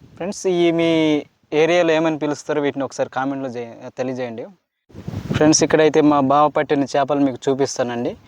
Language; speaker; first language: Telugu; non-native, local second language; Koya